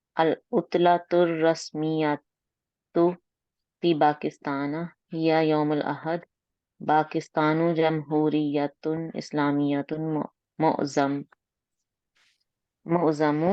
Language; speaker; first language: Arabic; non-native, learner; Urdu